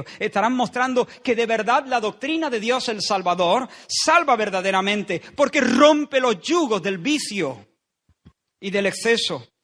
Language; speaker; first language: Spanish; native; Spanish